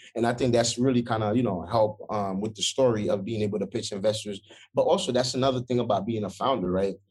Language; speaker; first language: English; early bilingual, other home language; Haitian Creole